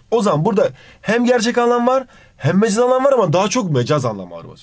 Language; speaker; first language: Turkish; native; Turkish